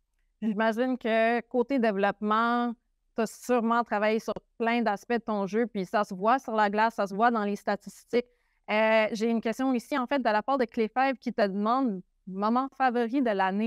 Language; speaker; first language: French; native; French